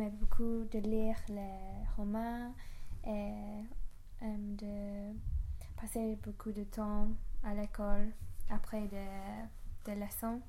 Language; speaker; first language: French; non-native, learner; English